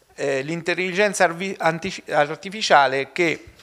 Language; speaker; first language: Italian; native; Italian